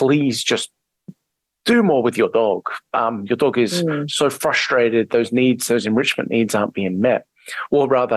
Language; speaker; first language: English; native; English